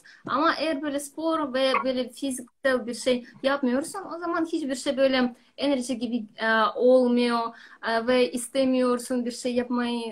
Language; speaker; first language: Turkish; non-native, learner; Russian